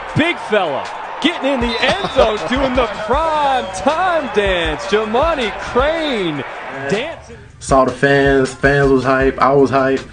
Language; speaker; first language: English; native; English